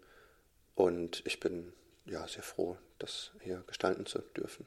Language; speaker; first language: German; native; German